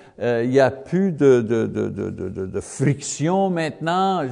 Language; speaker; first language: French; non-native, learner; English